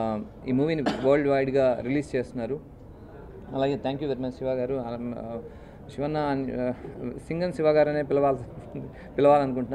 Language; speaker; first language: Telugu; native; Telugu